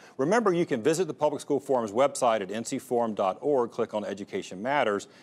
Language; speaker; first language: English; native; English